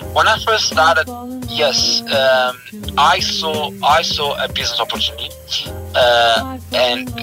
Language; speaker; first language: English; non-native, fluent; Portuguese